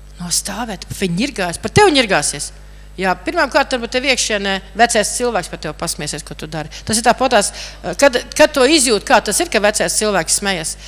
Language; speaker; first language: Latvian; native; Latvian